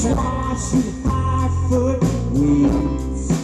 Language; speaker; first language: English; native; English